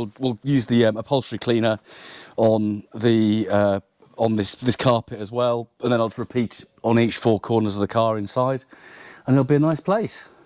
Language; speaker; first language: English; native; English